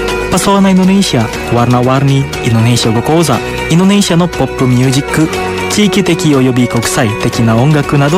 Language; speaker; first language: Japanese; non-native, fluent; Indonesian